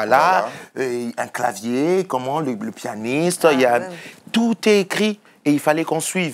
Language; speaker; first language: French; native; French